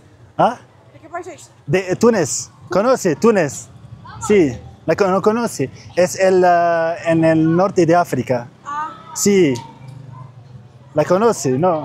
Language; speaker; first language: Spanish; non-native, learner; Arabic